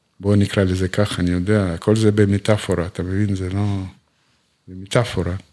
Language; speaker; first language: Hebrew; non-native, fluent; Russian